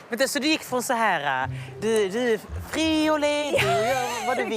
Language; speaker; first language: Swedish; native; Swedish